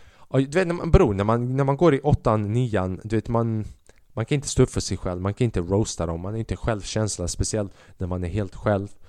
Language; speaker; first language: Swedish; early bilingual, other home language; Albanian